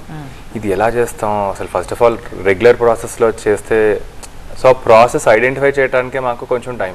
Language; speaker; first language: Telugu; native; Telugu